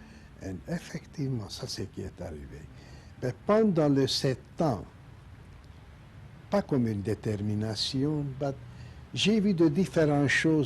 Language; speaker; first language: French; non-native, learner; Hungarian